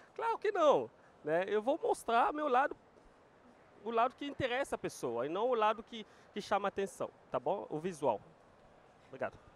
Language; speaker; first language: Portuguese; non-native, fluent; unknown